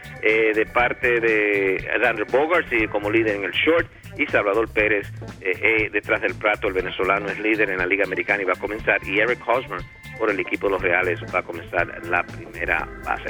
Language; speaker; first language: Spanish; native; Spanish